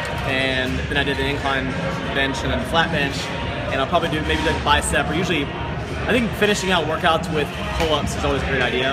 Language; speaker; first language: English; native; English